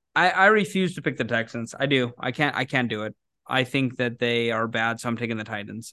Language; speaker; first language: English; native; English